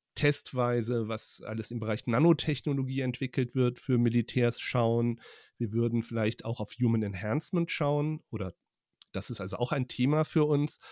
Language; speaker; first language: German; native; German